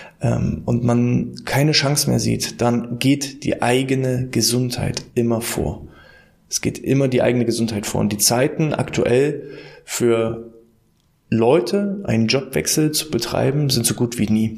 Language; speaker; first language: German; native; German